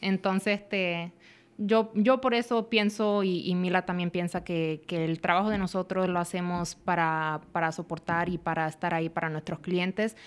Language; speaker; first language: Spanish; early bilingual, heritage; Spanish